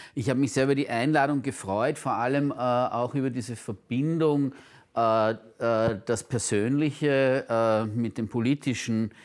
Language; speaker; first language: German; non-native, local second language; Turkish